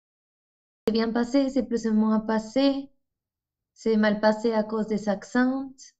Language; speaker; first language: French; non-native, fluent; Spanish